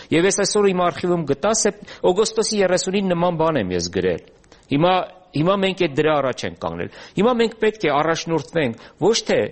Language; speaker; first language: Armenian; native; Armenian